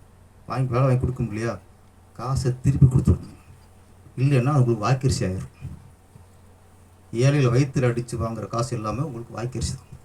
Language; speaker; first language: Tamil; native; Tamil